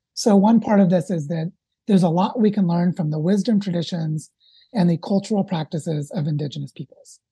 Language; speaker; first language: English; native; English